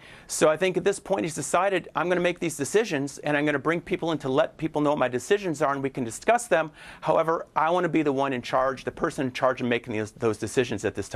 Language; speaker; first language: English; native; English